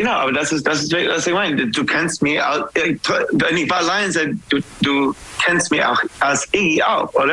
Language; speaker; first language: German; non-native, fluent; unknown